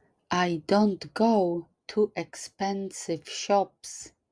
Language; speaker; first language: English; non-native, fluent; Polish